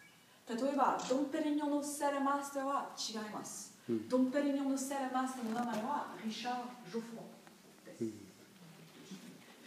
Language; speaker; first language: Japanese; non-native, learner; French